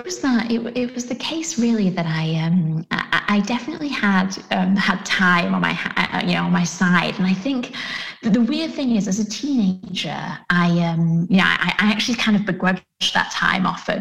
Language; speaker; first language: English; native; English